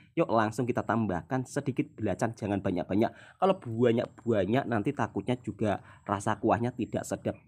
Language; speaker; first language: Indonesian; native; Indonesian